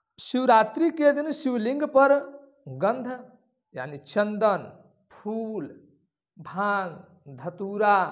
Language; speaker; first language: Hindi; native; Hindi